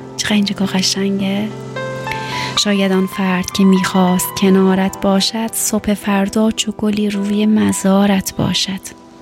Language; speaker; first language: Persian; native; Persian